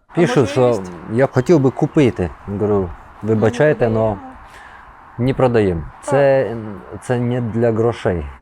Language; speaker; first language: Ukrainian; non-native, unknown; Latvian